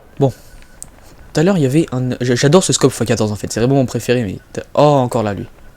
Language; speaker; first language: French; native; French